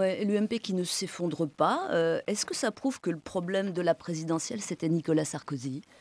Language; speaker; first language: French; native; French